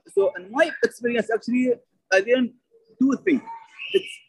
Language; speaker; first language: English; non-native, learner; Arabic